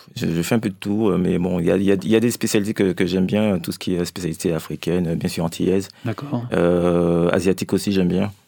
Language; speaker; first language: French; native; French